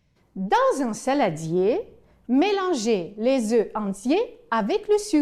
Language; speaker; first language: French; non-native, fluent; Ukrainian